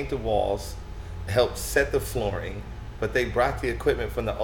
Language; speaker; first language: English; native; English